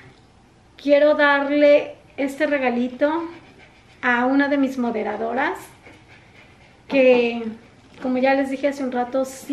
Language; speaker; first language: Spanish; native; Spanish